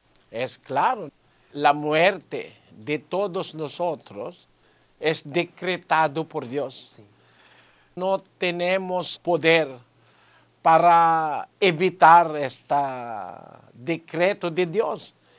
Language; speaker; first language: Spanish; non-native, fluent; Filipino